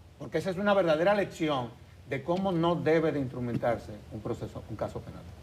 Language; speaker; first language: Spanish; native; Spanish